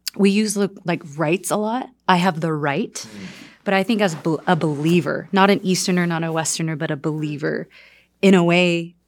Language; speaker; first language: English; non-native, fluent; Korean